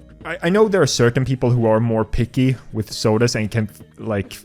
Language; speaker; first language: English; non-native, fluent; Swedish